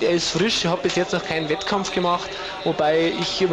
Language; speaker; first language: German; native; German